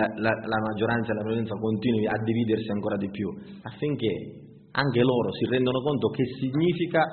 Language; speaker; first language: Italian; native; Italian